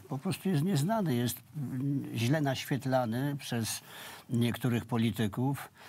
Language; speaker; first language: Polish; native; Polish